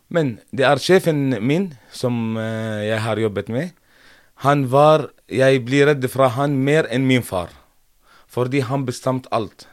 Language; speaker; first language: Norwegian; non-native, learner; Arabic